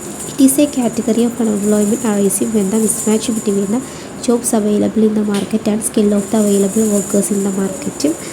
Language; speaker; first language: English; non-native, local second language; Malayalam